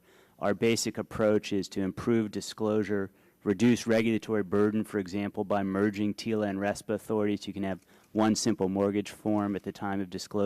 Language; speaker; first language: English; native; English